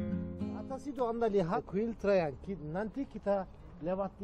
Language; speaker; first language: Indonesian; non-native, learner; Turkish